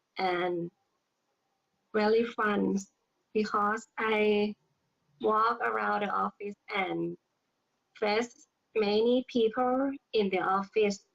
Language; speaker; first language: English; non-native, learner; Thai